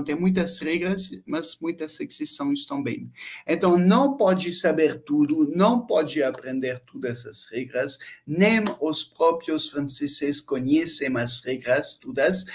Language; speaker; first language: Portuguese; non-native, fluent; French